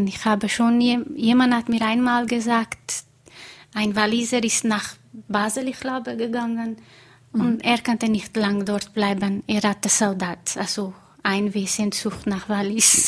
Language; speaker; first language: German; non-native, fluent; Portuguese